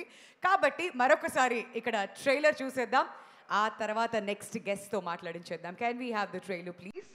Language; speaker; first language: Telugu; native; Telugu